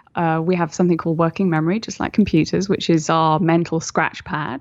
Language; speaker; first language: English; native; English